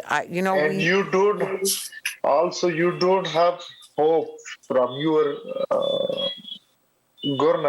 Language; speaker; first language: English; non-native, learner; Pashto